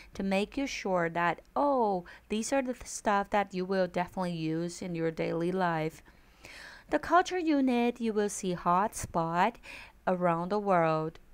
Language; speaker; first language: English; non-native, fluent; Chinese